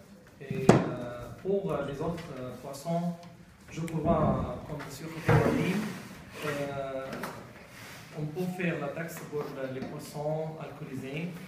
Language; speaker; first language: French; non-native, learner; Arabic